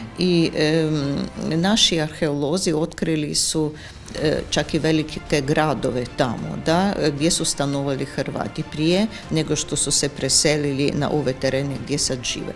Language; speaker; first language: Croatian; non-native, fluent; Ukrainian